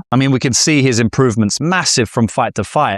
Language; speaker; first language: English; native; English